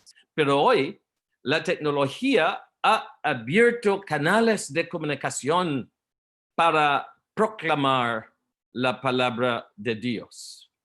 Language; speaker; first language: Spanish; non-native, learner; Portuguese